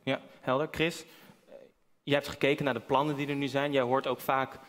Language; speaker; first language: Dutch; native; Dutch